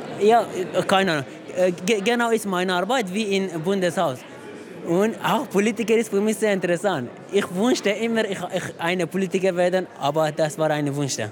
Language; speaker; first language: German; non-native, learner; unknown